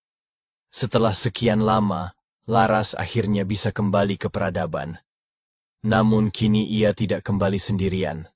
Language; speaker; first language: Indonesian; native; Indonesian